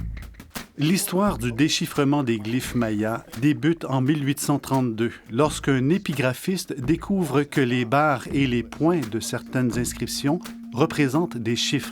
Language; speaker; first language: French; native; French